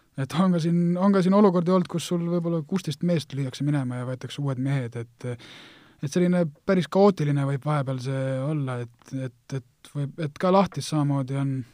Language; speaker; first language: Estonian; native; Estonian